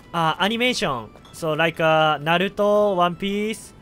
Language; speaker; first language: English; non-native, learner; Japanese